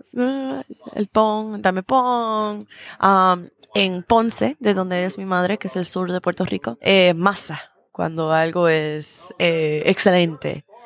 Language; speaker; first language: Spanish; native; Spanish